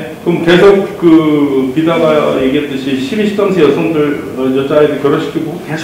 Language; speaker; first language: Korean; native; Korean